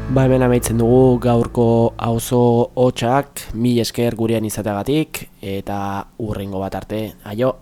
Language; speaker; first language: Basque; native; Basque